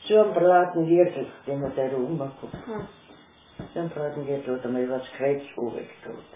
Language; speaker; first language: Italian; non-native, local second language; Slovenian